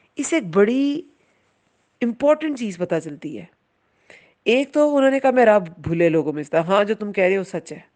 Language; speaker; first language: Urdu; native; Urdu